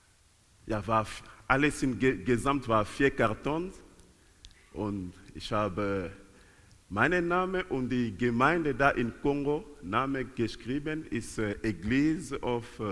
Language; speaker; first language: German; non-native, learner; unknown